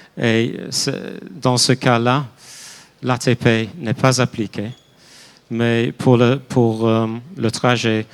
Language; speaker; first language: French; non-native, fluent; English